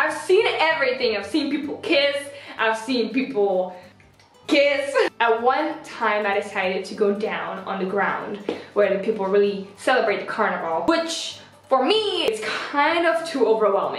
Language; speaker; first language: English; non-native, fluent; Dutch